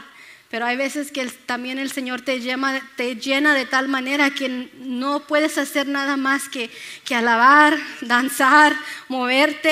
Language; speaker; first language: Spanish; early bilingual, other home language; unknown